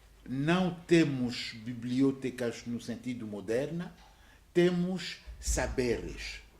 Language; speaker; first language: Portuguese; non-native, fluent; French